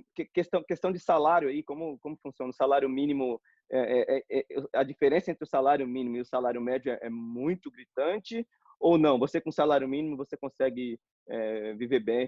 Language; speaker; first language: Portuguese; native; Portuguese